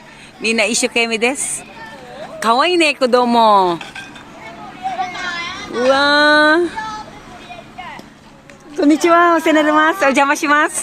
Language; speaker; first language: Japanese; non-native, learner; Filipino